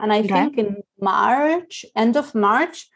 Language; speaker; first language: English; non-native, fluent; Spanish